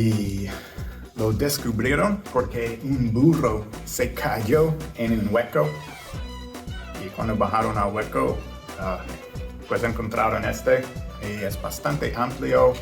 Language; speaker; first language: Spanish; non-native, fluent; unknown